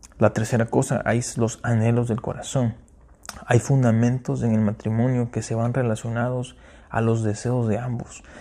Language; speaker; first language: Spanish; early bilingual, heritage; Spanish